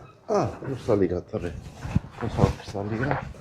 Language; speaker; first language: Portuguese; non-native, learner; German